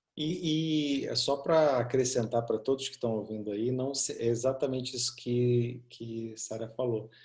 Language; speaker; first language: Portuguese; native; Portuguese